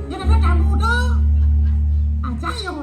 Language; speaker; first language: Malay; non-native, local second language; Balinese